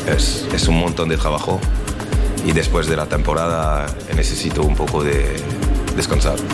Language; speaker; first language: Spanish; non-native, learner; French